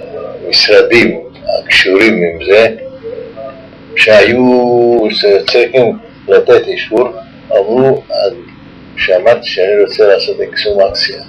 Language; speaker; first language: Hebrew; non-native, fluent; Yiddish